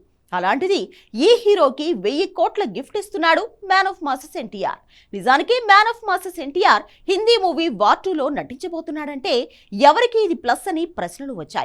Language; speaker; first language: Telugu; native; Telugu